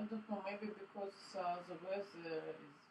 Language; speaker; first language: English; non-native, learner; Russian